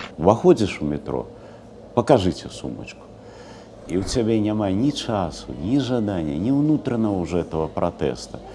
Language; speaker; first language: Belarusian; native; Belarusian